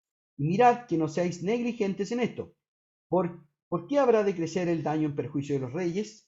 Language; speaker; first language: Spanish; native; Spanish